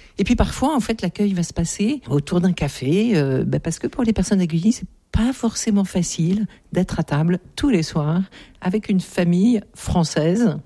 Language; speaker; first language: French; native; French